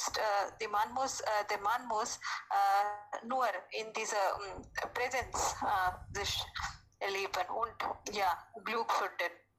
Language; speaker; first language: German; non-native, learner; Hindi